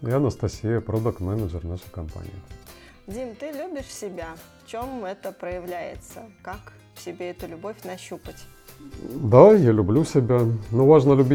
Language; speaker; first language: Russian; native; Russian